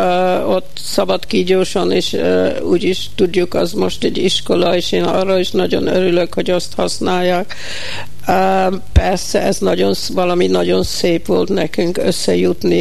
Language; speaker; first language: Hungarian; early bilingual, heritage; Hungarian